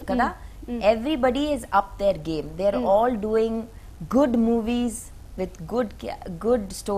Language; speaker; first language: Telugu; non-native, learner; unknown